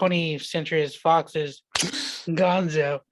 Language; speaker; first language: English; native; English